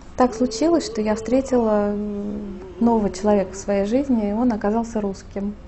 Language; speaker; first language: Russian; native; Russian